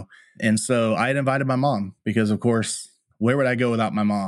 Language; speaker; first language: English; native; English